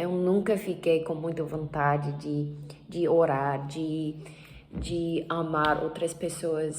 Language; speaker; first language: Portuguese; non-native, learner; English